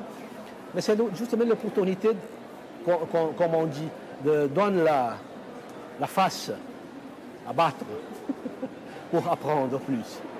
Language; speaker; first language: French; non-native, fluent; Portuguese